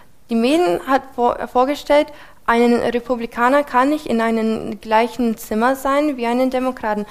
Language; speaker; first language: German; non-native, fluent; English